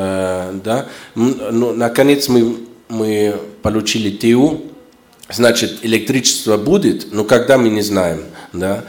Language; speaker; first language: Russian; non-native, fluent; German